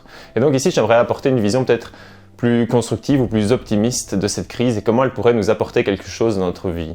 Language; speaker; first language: French; native; French